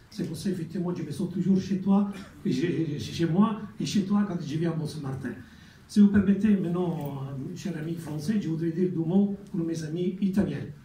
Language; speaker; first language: French; non-native, fluent; Italian